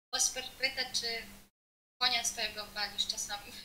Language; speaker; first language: Polish; non-native, fluent; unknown